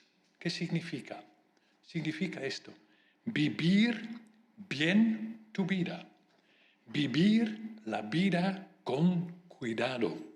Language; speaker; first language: Spanish; non-native, fluent; Dutch